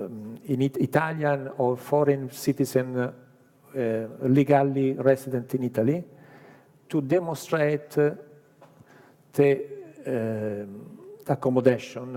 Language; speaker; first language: English; non-native, learner; Italian